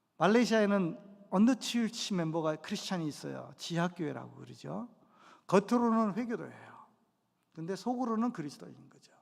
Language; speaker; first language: Korean; native; Korean